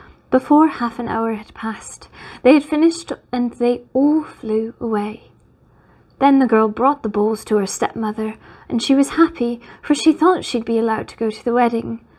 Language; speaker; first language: English; native; English